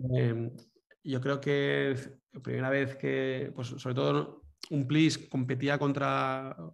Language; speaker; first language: Spanish; native; Spanish